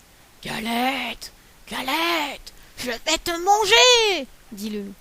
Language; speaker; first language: French; native; French